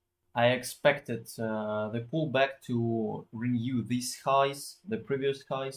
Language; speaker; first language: English; non-native, fluent; Russian